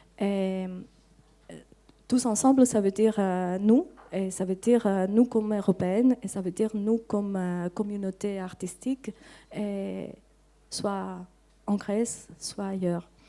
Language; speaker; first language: French; non-native, fluent; Greek